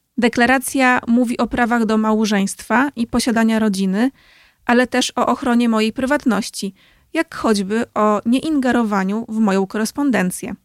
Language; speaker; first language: Polish; native; Polish